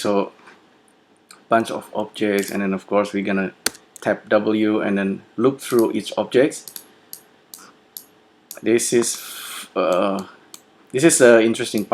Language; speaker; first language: English; non-native, fluent; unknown